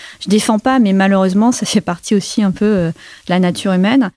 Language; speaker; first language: French; native; French